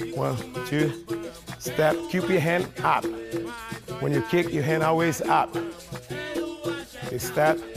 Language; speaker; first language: English; non-native, fluent; Portuguese